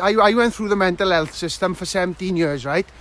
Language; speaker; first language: English; native; English